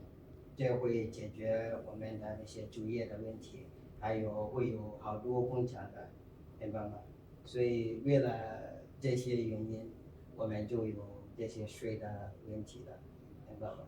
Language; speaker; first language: Chinese; non-native, fluent; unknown